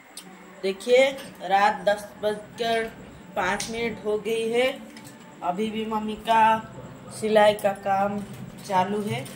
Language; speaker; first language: Hindi; native; Hindi